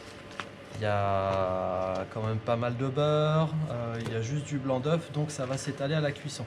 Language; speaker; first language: French; native; French